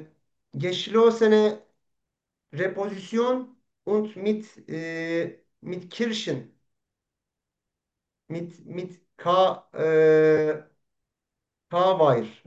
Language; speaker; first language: German; non-native, learner; Turkish